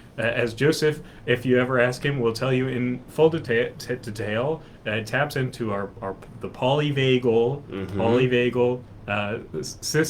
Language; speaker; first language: English; native; English